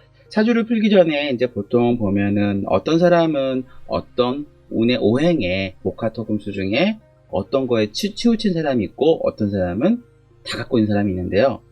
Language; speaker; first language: Korean; native; Korean